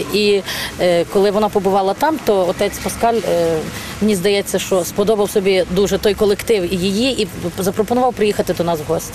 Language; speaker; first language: Ukrainian; native; Ukrainian